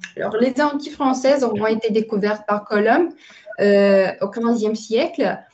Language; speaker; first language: French; non-native, fluent; Romanian